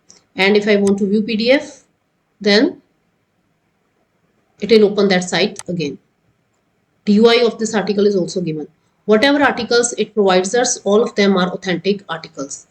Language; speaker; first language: English; non-native, local second language; Hindi